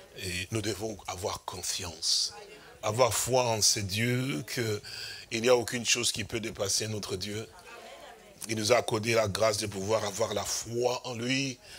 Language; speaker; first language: French; non-native, local second language; Lingala